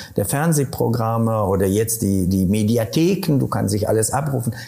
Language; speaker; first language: German; non-native, fluent; Polish